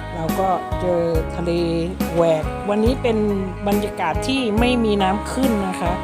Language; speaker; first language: Thai; non-native, local second language; Northeastern Thai